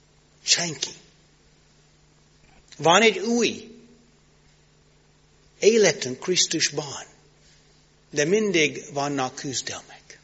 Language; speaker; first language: Hungarian; non-native, learner; English